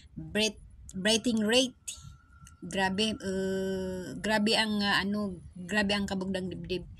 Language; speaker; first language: Filipino; non-native, local second language; Iloko